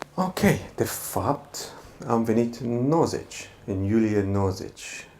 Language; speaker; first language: Romanian; non-native, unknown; English